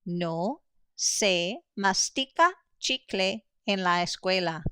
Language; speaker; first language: Spanish; non-native, fluent; English